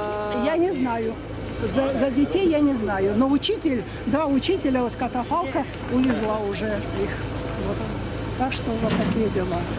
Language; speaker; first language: Russian; native; Russian